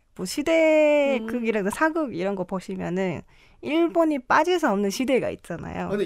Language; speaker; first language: Korean; non-native, fluent; Japanese